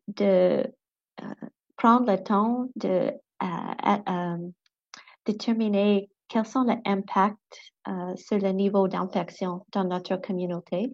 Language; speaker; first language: French; non-native, local second language; English